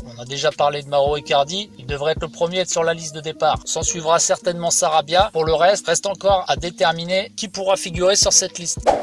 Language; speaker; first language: French; native; French